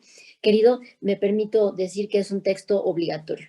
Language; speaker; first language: Spanish; native; Spanish